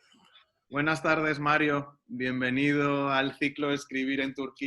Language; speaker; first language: Spanish; native; Spanish